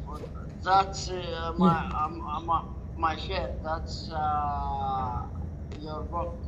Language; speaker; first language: English; non-native, learner; Arabic